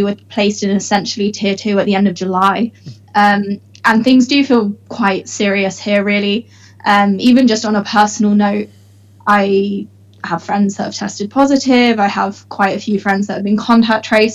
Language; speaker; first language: English; native; English